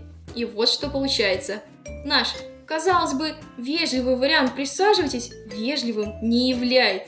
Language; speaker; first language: Russian; native; Russian